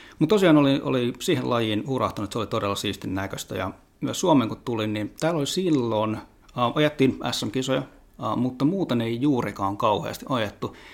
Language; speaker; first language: Finnish; native; Finnish